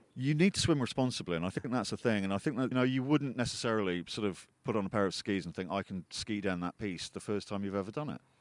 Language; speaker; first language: English; native; English